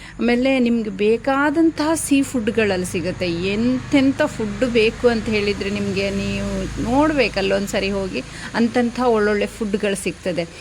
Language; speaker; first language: Kannada; native; Kannada